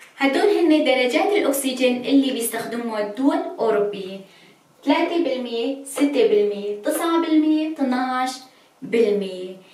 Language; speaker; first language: Arabic; native; Arabic